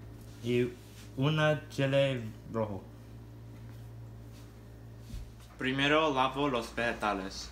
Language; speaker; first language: Spanish; non-native, learner; English